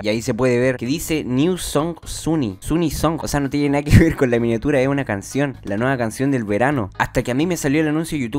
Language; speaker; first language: Spanish; native; Spanish